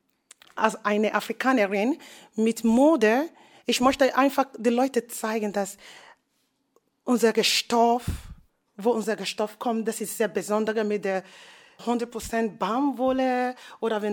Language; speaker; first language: German; non-native, learner; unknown